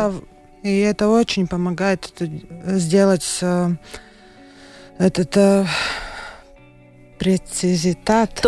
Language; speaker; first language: Russian; non-native, local second language; Latvian